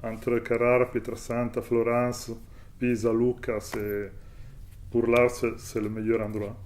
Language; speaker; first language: French; non-native, fluent; Italian